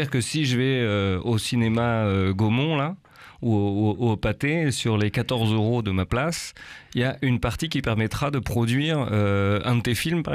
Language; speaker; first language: French; native; French